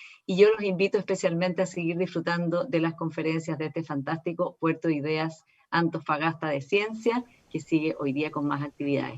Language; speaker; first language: Spanish; native; Spanish